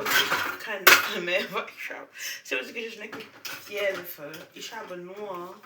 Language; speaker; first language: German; non-native, fluent; French